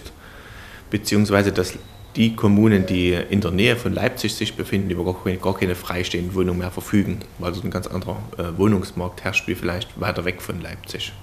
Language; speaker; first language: German; native; German